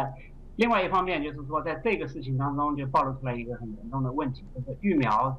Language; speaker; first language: Chinese; native; Chinese